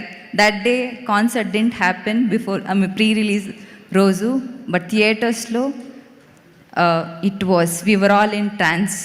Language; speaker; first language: Telugu; non-native, learner; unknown